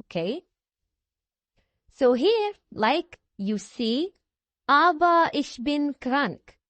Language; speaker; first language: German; non-native, fluent; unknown